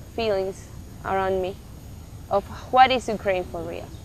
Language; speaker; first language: English; non-native, fluent; Spanish